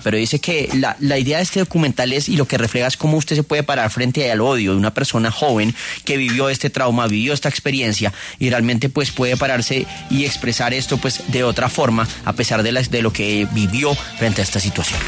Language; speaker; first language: Spanish; native; Spanish